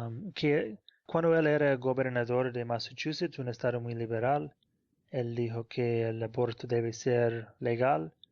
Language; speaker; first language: Spanish; non-native, fluent; English